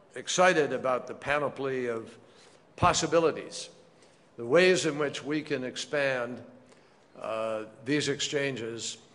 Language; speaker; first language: English; native; English